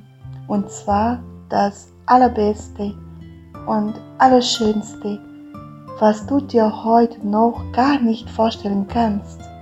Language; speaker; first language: German; non-native, fluent; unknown